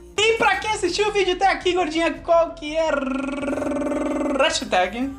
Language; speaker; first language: Portuguese; native; Portuguese